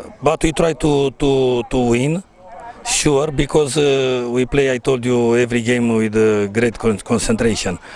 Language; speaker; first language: English; non-native, learner; Romanian